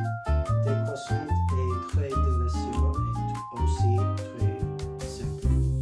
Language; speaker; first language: French; non-native, learner; English